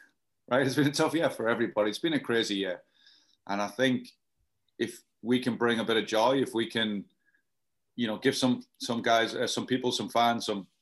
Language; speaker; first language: English; native; English